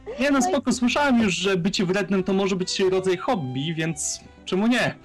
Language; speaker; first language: Polish; native; Polish